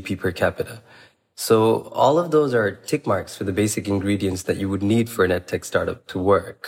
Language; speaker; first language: English; non-native, local second language; Bangla